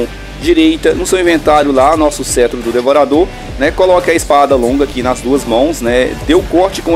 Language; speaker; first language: Portuguese; native; Portuguese